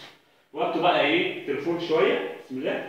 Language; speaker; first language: Arabic; native; Arabic